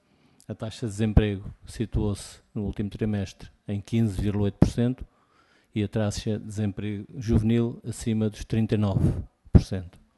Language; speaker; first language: Portuguese; native; Portuguese